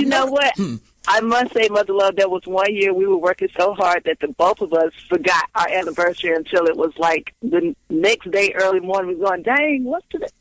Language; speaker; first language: English; native; English